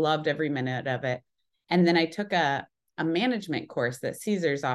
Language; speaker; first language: English; native; English